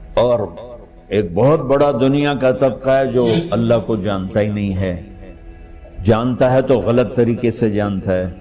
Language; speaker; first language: Urdu; non-native, local second language; Punjabi